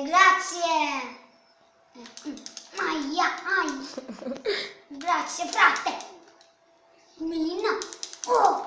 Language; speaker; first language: Italian; native; Italian